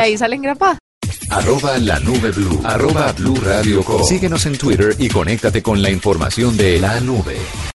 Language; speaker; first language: Spanish; native; Spanish